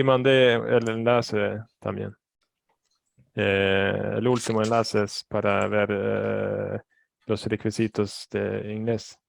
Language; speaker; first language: Spanish; non-native, fluent; Swedish